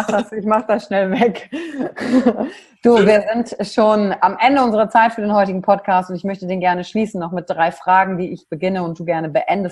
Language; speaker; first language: German; native; German